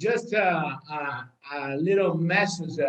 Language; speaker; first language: English; non-native, learner; Portuguese